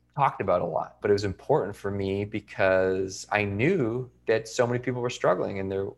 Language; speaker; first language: English; native; English